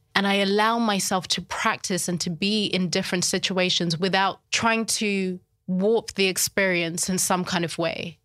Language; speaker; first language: English; early bilingual, other home language; Shona